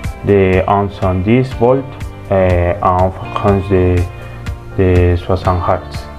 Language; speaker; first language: French; non-native, learner; Spanish